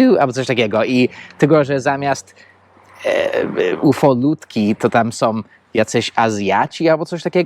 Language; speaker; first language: Polish; non-native, fluent; English